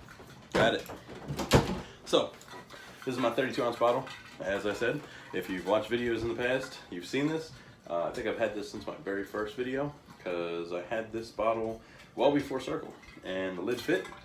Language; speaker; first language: English; native; English